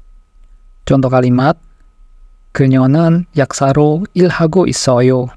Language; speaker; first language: Korean; non-native, fluent; Indonesian